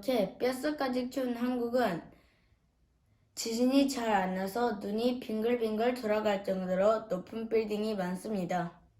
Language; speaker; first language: Korean; early bilingual, heritage; Korean